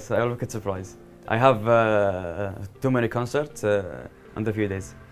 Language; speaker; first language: English; non-native, learner; Arabic